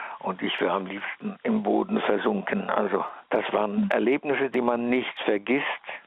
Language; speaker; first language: German; early bilingual, heritage; German